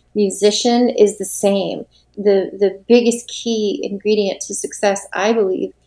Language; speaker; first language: English; native; English